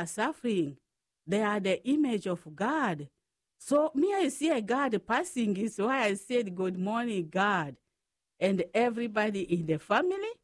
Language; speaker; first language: English; non-native, fluent; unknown